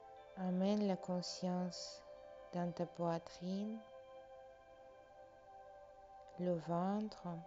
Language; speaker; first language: French; non-native, fluent; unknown